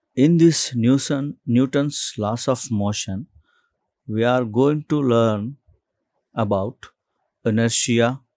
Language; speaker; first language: English; non-native, local second language; Telugu